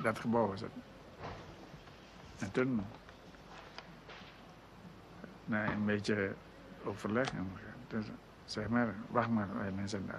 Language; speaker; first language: Dutch; non-native, local second language; Indonesian